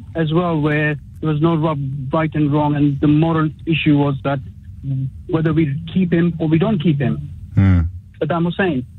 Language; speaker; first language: English; early bilingual, other home language; Urdu